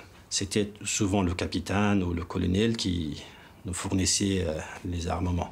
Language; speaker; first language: French; non-native, fluent; Persian